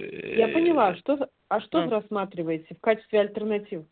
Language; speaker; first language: Russian; native; Russian